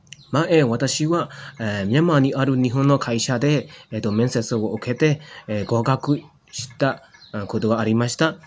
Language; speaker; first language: Japanese; non-native, learner; Burmese